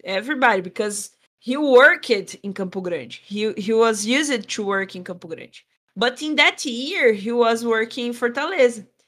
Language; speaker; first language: English; non-native, fluent; Portuguese